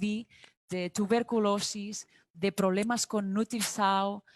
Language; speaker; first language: Spanish; non-native, fluent; Portuguese